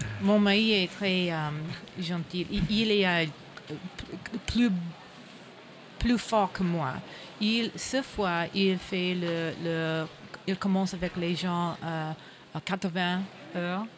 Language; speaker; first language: French; non-native, learner; English